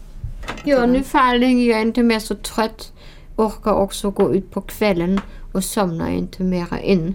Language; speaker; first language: Swedish; non-native, fluent; German